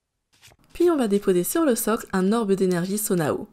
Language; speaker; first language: French; native; French